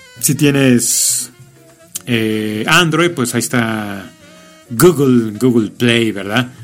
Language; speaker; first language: Spanish; native; Spanish